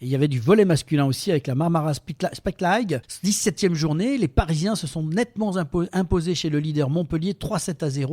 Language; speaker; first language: French; native; French